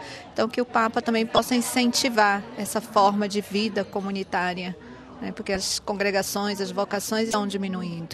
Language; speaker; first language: Portuguese; native; Portuguese